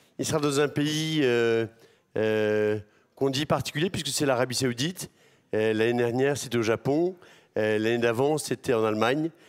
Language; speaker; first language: French; native; French